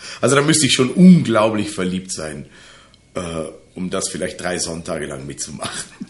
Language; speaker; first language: German; native; German